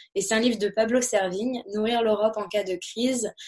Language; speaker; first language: French; native; French